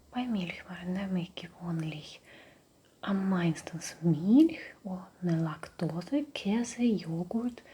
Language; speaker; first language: German; non-native, learner; Russian